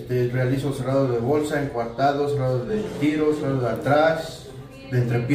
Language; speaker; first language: Spanish; native; Spanish